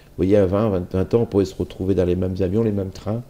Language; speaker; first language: French; native; French